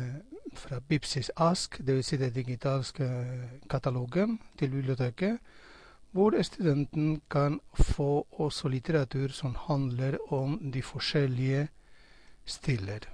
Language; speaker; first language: Norwegian; non-native, fluent; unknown